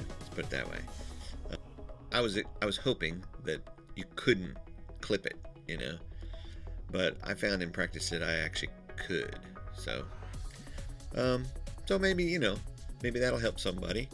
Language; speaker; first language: English; native; English